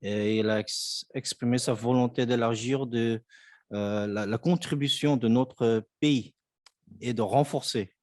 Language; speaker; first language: French; non-native, fluent; Korean